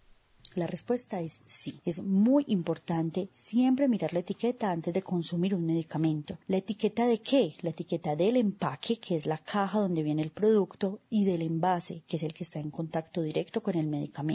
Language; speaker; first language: Spanish; native; Spanish